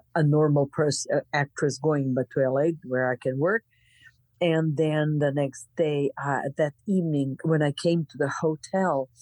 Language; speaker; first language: English; non-native, fluent; Croatian